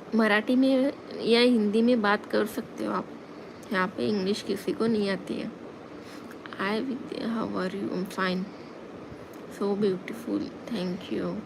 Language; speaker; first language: Hindi; non-native, local second language; Marathi